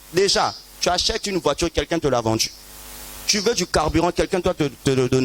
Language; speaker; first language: French; non-native, local second language; Lingala